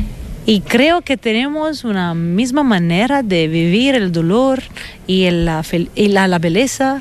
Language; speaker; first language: Spanish; non-native, fluent; Italian